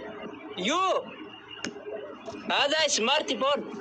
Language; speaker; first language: English; non-native, learner; Oromo